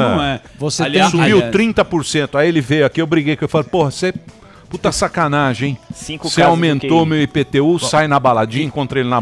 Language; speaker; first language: Portuguese; native; Portuguese